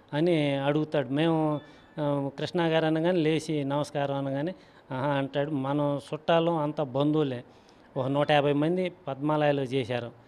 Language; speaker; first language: Telugu; native; Telugu